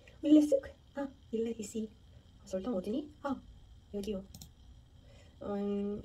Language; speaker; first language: French; non-native, learner; Portuguese